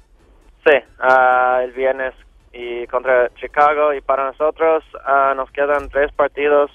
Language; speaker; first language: Spanish; non-native, local second language; English